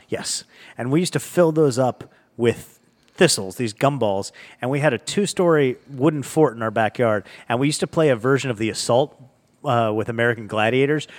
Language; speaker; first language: English; native; English